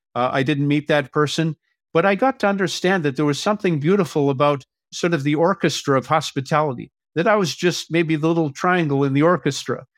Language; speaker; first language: English; native; English